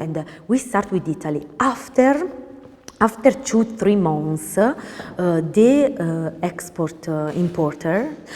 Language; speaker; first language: English; non-native, learner; Italian